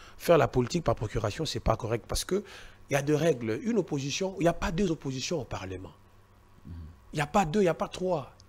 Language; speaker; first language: French; non-native, local second language; Luba-Lulua